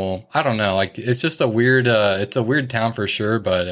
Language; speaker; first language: English; native; English